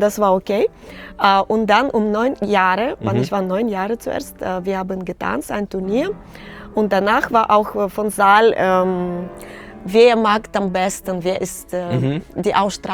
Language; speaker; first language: German; non-native, learner; Russian